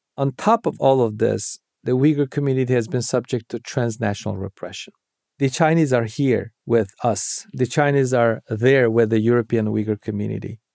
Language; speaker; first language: English; non-native, fluent; Uyghur